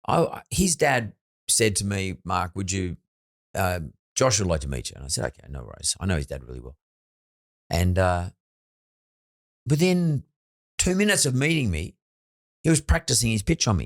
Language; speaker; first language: English; native; English